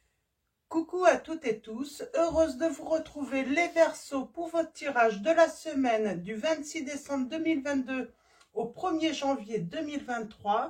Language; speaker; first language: French; native; French